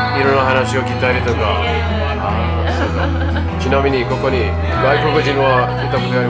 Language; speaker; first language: Japanese; non-native, learner; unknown